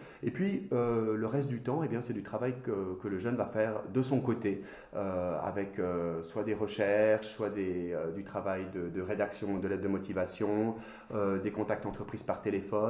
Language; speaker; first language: French; native; French